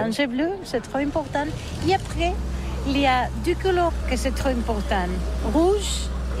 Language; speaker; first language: French; non-native, learner; Catalan